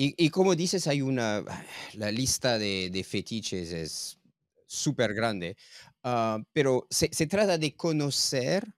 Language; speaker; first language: Spanish; non-native, fluent; English